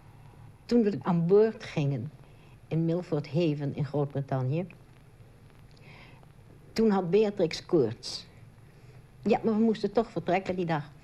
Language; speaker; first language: Dutch; native; Dutch